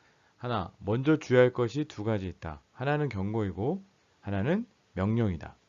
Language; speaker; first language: Korean; native; Korean